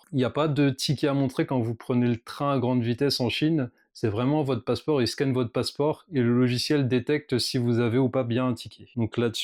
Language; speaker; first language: French; native; French